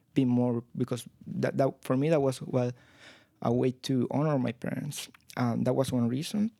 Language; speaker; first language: English; non-native, fluent; Spanish